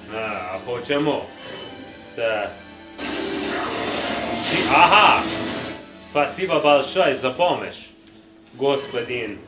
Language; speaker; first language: Russian; non-native, learner; English